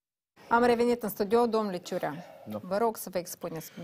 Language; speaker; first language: Romanian; native; Romanian